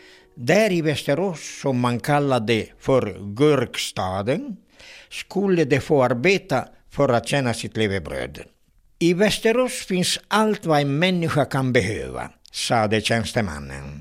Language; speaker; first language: Swedish; non-native, fluent; Italian